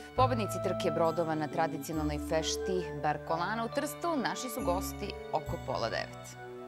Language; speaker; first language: Serbian; native; Serbian